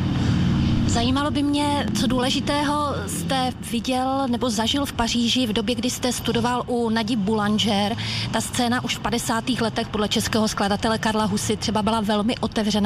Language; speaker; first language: Czech; native; Czech